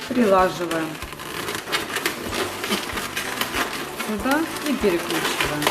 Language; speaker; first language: Russian; native; Russian